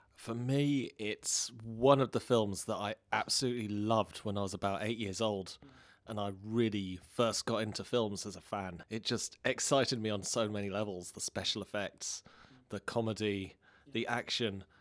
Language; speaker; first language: English; native; English